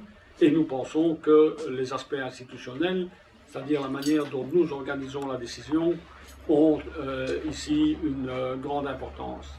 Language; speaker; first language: French; native; French